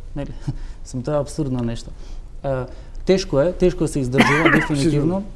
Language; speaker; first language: Macedonian; non-native, local second language; Turkish